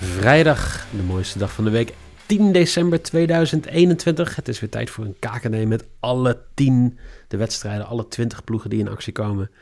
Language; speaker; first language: Dutch; native; Dutch